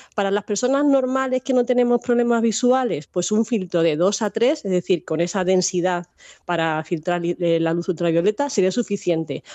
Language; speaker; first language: Spanish; native; Spanish